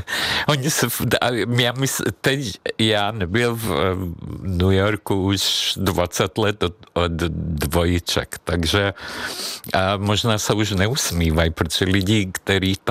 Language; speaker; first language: Czech; non-native, fluent; Hungarian